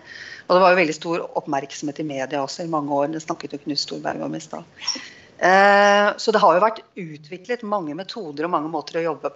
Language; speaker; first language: Norwegian; native; Norwegian